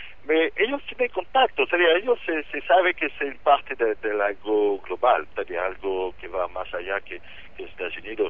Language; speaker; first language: Spanish; non-native, fluent; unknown